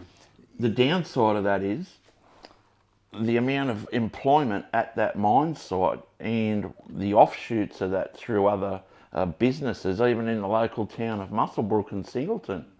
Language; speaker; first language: English; native; English